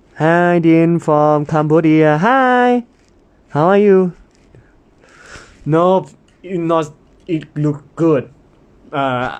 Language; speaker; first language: English; non-native, learner; Thai